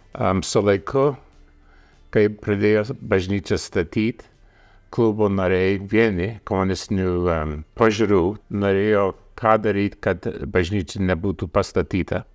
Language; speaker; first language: Lithuanian; early bilingual, heritage; Lithuanian